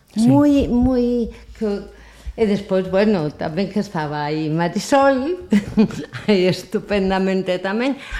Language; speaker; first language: Galician; non-native, local second language; Spanish